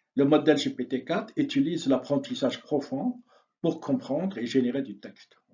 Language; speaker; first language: French; non-native, local second language; Arabic